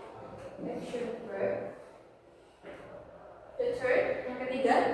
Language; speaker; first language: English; non-native, learner; Indonesian